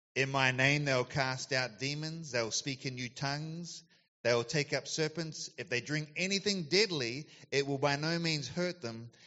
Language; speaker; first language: English; native; English